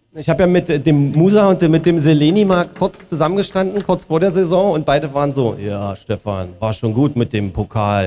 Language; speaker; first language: German; native; German